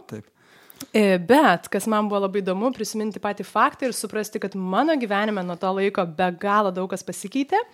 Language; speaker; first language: Lithuanian; native; Lithuanian